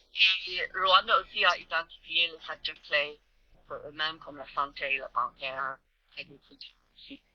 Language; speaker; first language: French; non-native, learner; English